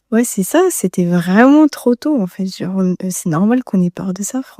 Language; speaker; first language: French; native; French